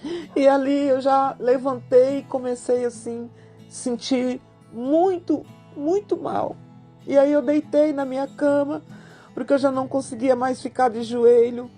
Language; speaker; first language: Portuguese; native; Portuguese